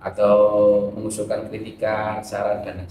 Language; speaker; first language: Indonesian; native; Indonesian